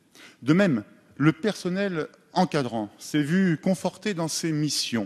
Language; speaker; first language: French; native; French